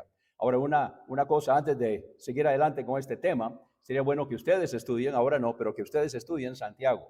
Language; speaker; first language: Spanish; native; Spanish